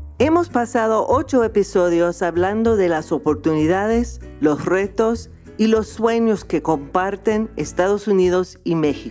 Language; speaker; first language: Spanish; non-native, fluent; English